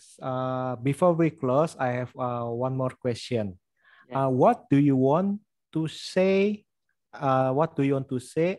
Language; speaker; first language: English; non-native, learner; Indonesian